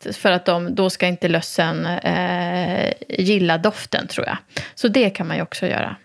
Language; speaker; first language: Swedish; native; Swedish